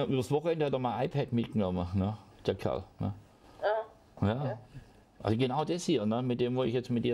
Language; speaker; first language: German; native; German